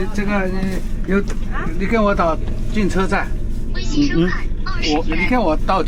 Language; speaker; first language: Chinese; native; Chinese